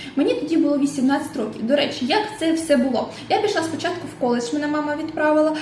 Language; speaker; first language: Ukrainian; non-native, local second language; Russian